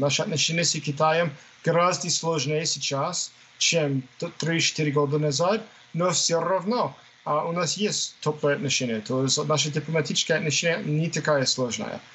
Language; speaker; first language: Russian; non-native, fluent; English